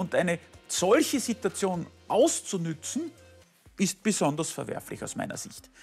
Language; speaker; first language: German; native; German